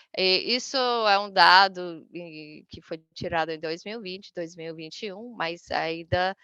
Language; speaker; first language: Portuguese; non-native, fluent; English